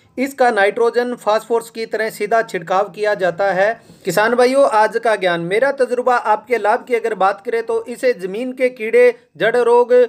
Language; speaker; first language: Hindi; native; Hindi